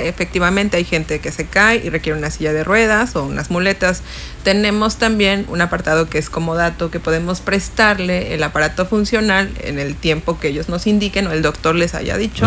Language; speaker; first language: Spanish; native; Spanish